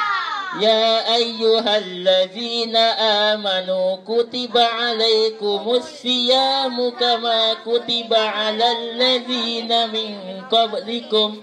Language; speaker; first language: Arabic; non-native, learner; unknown